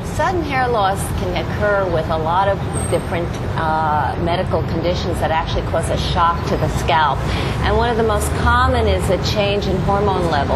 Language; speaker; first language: English; native; English